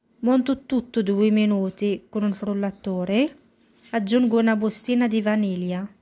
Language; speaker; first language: Italian; non-native, fluent; Arabic